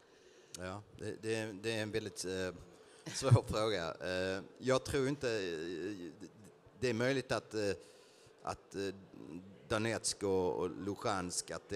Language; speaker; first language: Swedish; native; Swedish